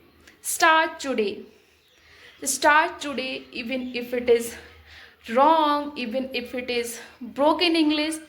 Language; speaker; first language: English; non-native, fluent; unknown